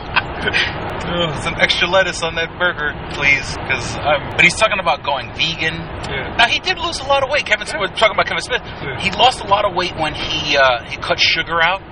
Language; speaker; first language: English; early bilingual, other home language; Spanish